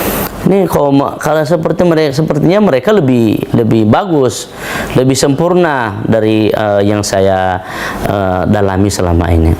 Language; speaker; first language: Indonesian; non-native, local second language; Nias